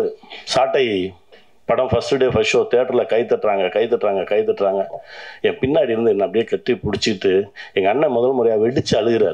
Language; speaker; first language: Tamil; native; Tamil